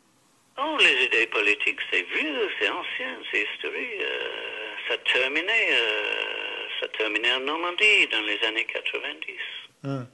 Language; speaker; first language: French; non-native, fluent; English